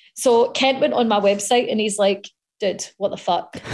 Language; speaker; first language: English; native; English